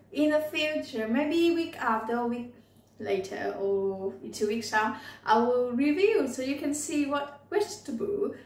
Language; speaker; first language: English; non-native, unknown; Thai